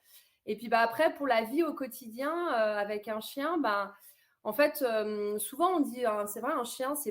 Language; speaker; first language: French; native; French